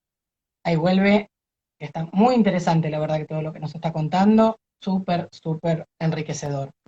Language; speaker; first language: Spanish; native; Spanish